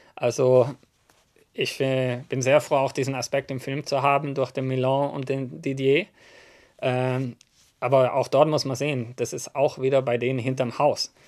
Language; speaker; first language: German; native; German